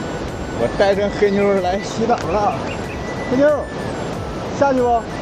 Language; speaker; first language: Chinese; native; Chinese